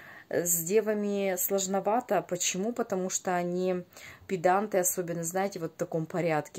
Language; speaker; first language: Russian; native; Russian